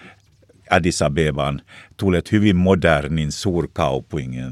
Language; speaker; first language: Finnish; non-native, local second language; Swedish